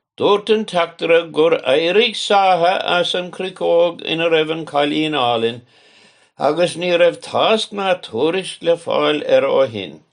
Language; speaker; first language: Irish; native; Irish